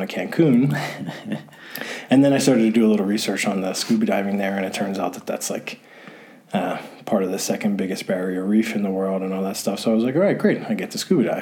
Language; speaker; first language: English; native; English